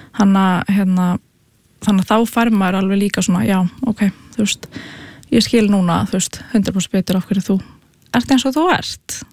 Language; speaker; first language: Icelandic; native; Icelandic